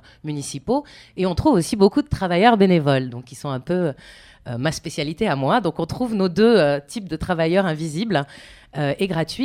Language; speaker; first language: French; native; French